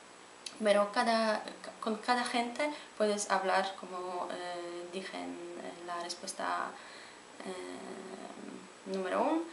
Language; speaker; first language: Spanish; non-native, fluent; Polish